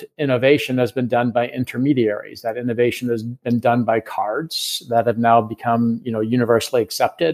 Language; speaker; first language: English; native; English